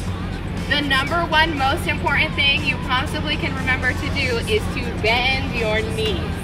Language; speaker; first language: English; native; English